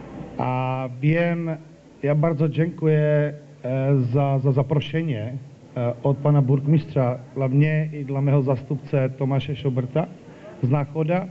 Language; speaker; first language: Polish; non-native, learner; Czech